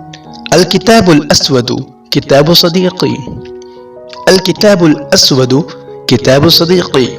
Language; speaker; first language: Arabic; non-native, fluent; Urdu